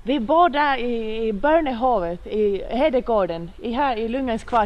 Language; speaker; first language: Swedish; non-native, learner; Finnish